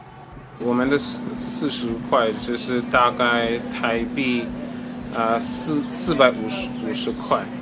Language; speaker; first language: Chinese; non-native, fluent; English